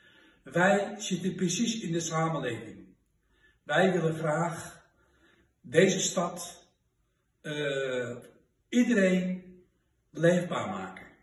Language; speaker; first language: Dutch; non-native, local second language; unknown